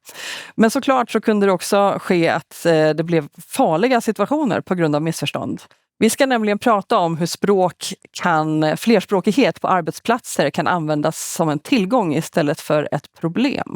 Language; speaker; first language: Swedish; native; Swedish